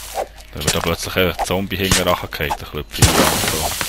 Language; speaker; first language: German; native; German